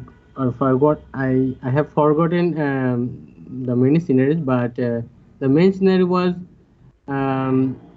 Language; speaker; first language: English; non-native, learner; Bangla